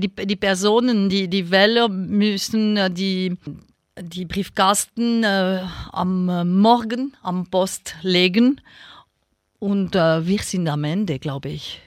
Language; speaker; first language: German; non-native, local second language; French